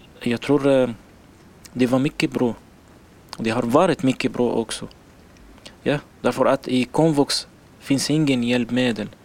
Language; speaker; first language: Swedish; non-native, learner; Arabic